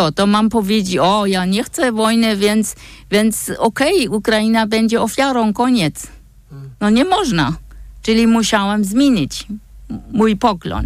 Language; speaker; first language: Polish; non-native, fluent; German